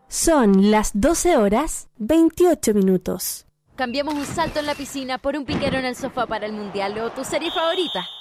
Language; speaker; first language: Spanish; native; Spanish